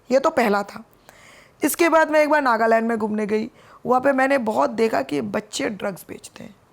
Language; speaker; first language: Hindi; non-native, local second language; Bangla